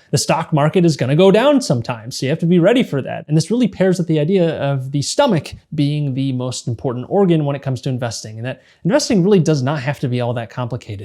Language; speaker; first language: English; native; English